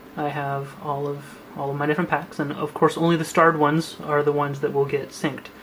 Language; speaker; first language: English; native; English